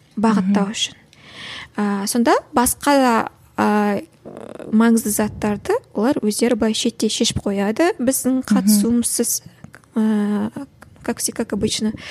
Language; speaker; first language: Kazakh; native; Kazakh